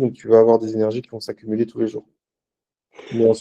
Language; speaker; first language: French; native; French